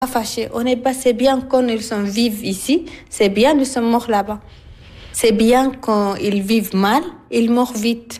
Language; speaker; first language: French; non-native, learner; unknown